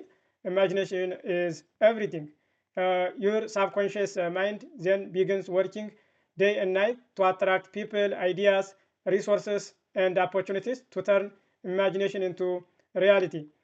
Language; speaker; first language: English; non-native, fluent; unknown